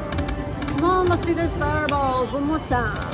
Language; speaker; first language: English; native; English